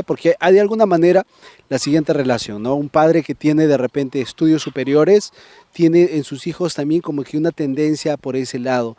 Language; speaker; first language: Spanish; native; Spanish